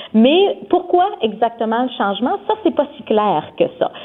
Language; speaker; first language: French; native; French